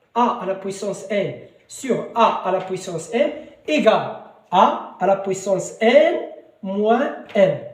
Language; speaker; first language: French; non-native, local second language; Arabic